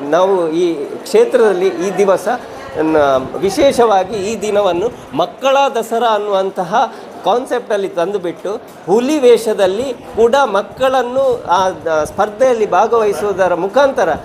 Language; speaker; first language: Kannada; non-native, local second language; Tulu